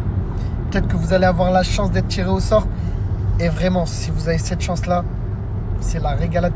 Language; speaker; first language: French; native; French